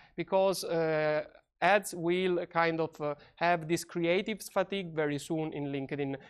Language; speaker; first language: English; non-native, fluent; Italian